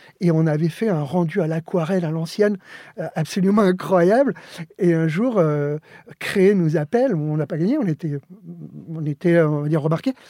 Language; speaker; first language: French; early bilingual, other home language; Spanish